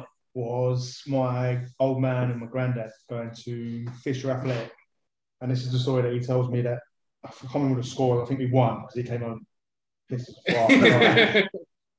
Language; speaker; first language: English; native; English